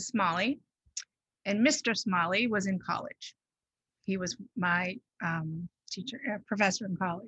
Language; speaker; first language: English; native; English